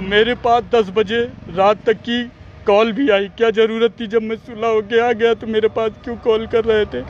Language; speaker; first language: Hindi; native; Hindi